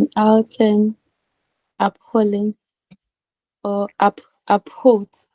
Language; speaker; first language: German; non-native, learner; Filipino